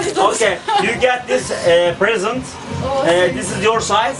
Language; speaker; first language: English; non-native, learner; Turkish